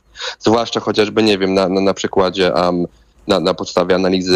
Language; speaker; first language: Polish; native; Polish